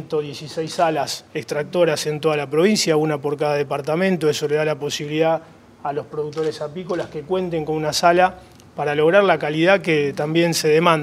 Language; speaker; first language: Spanish; native; Spanish